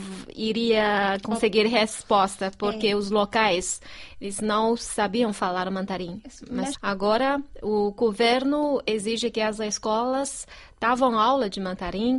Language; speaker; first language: Portuguese; non-native, fluent; Chinese